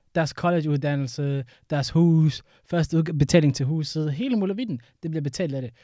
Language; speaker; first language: Danish; early bilingual, other home language; Somali